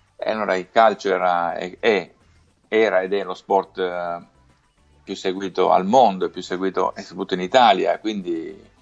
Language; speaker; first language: Italian; native; Italian